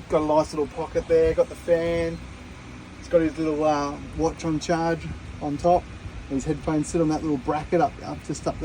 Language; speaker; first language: English; native; English